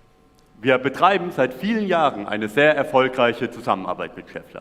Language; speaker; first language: German; native; German